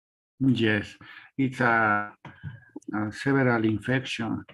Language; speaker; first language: English; non-native, learner; Spanish